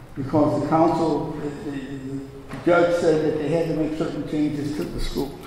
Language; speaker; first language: English; native; English